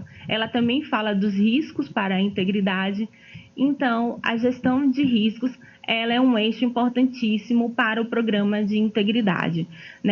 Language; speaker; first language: Portuguese; native; Portuguese